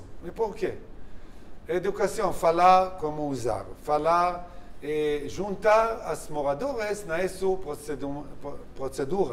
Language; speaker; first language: Portuguese; non-native, learner; Hebrew